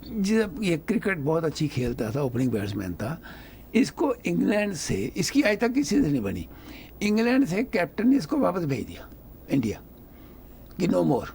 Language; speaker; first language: Urdu; non-native, local second language; Punjabi